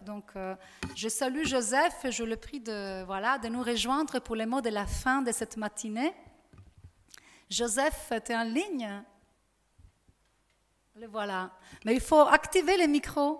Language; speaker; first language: French; non-native, fluent; Italian